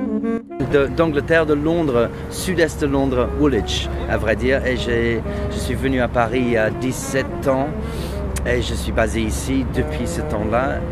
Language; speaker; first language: French; non-native, fluent; English